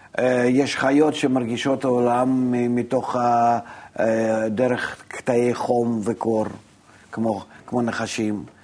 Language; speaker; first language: Hebrew; non-native, fluent; Russian